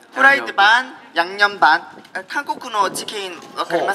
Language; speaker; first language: Japanese; non-native, fluent; Korean